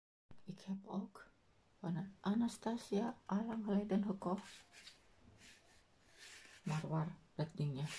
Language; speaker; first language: Dutch; non-native, learner; Indonesian